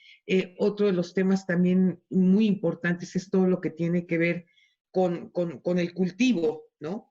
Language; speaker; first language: Spanish; native; Spanish